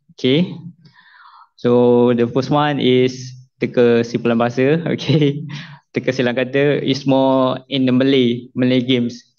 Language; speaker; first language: English; non-native, local second language; Malay